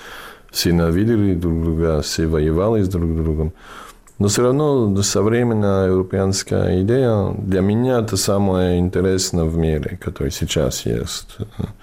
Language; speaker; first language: Russian; non-native, fluent; English